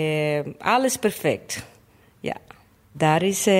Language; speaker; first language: Dutch; non-native, learner; Portuguese